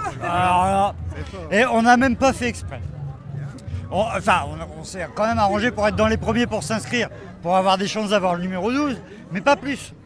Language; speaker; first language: French; native; French